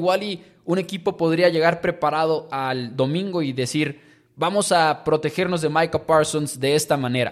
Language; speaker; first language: Spanish; native; Spanish